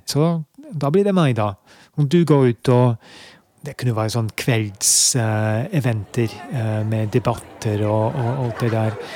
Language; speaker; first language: Norwegian; non-native, fluent; English